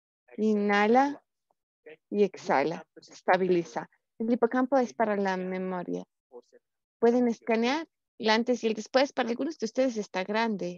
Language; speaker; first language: Spanish; native; Spanish